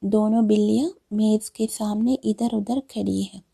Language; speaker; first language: Hindi; non-native, local second language; Malayalam